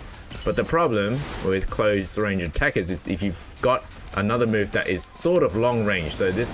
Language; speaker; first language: English; native; English